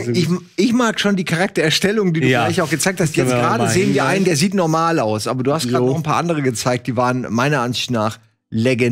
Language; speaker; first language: German; native; German